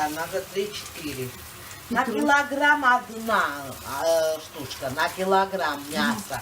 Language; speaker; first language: Russian; non-native, fluent; Georgian